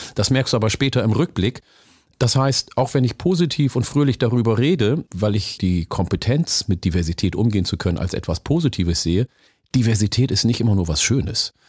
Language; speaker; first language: German; early bilingual, other home language; Oromo